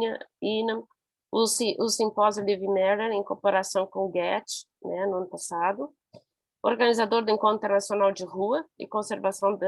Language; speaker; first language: Portuguese; non-native, learner; Spanish